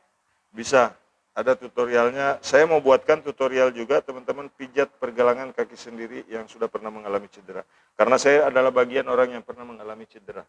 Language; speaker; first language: Indonesian; native; Indonesian